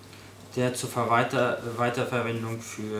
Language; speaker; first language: German; native; German